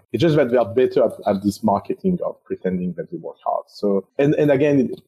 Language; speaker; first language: English; non-native, fluent; French